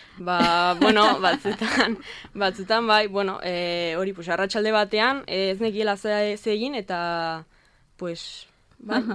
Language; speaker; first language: Basque; non-native, local second language; Spanish